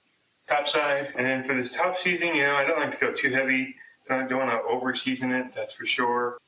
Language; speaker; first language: English; native; English